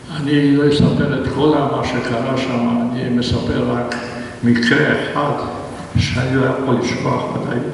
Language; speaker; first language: Hebrew; non-native, fluent; Polish